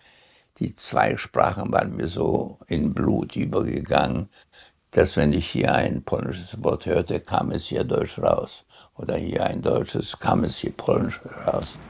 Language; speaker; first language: German; early bilingual, heritage; German